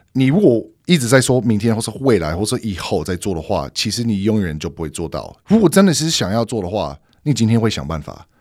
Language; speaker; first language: Chinese; non-native, fluent; English